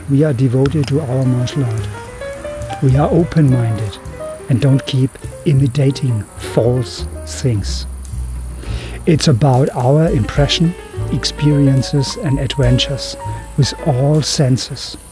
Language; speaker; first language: English; non-native, fluent; German